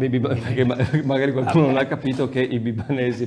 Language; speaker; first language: Italian; native; Italian